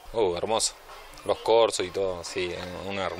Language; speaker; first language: Spanish; native; Spanish